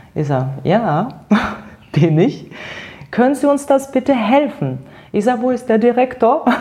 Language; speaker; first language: German; non-native, fluent; Russian